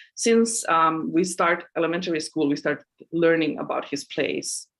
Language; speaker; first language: English; non-native, fluent; Slovenian